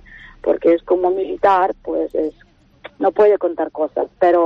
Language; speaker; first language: Spanish; non-native, fluent; Ukrainian